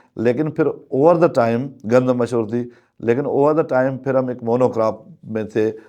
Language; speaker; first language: Urdu; non-native, local second language; Sindhi